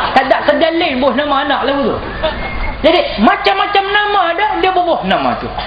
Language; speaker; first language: Malay; native; Malay